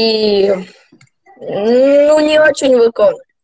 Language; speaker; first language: Russian; non-native, local second language; Ukrainian